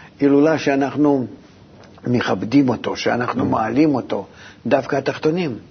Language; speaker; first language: Hebrew; non-native, fluent; Russian